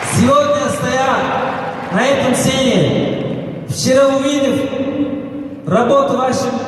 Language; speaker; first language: Russian; non-native, local second language; Tajik